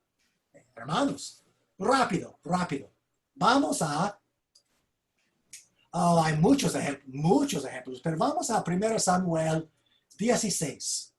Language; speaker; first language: Spanish; non-native, fluent; English